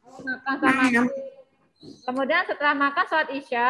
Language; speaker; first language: Indonesian; native; Indonesian